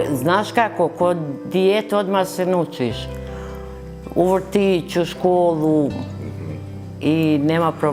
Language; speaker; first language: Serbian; early bilingual, other home language; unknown